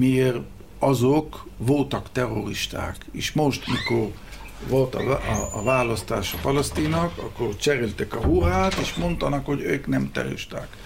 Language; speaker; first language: Hungarian; early bilingual, heritage; Hebrew